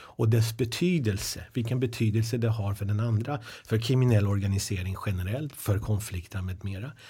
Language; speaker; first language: Swedish; early bilingual, other home language; Persian